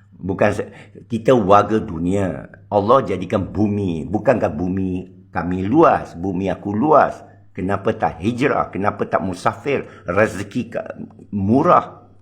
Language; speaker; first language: Malay; non-native, local second language; Chinese